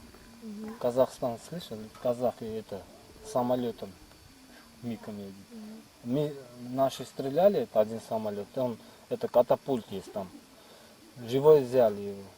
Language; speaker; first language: Russian; non-native, local second language; Armenian